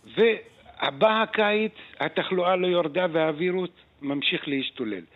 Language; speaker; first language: Hebrew; non-native, local second language; Arabic